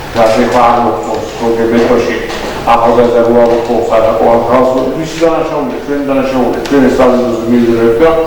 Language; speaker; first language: Georgian; non-native, local second language; Azerbaijani